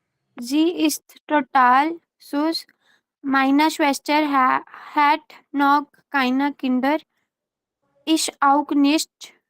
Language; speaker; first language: German; non-native, learner; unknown